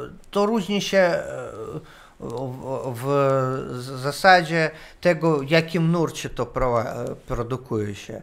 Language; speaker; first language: Polish; non-native, learner; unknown